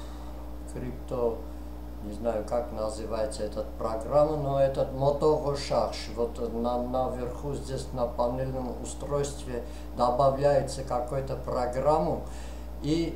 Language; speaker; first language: Russian; non-native, fluent; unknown